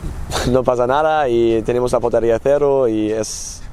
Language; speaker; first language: Spanish; non-native, fluent; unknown